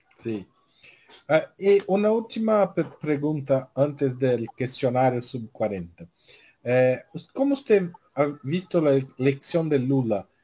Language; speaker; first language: Spanish; non-native, learner; Portuguese